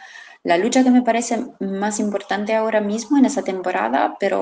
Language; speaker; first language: Spanish; non-native, fluent; Italian